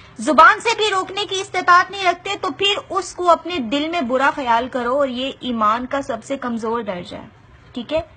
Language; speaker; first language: Urdu; non-native, local second language; Punjabi